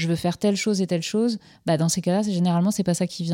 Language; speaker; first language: French; native; French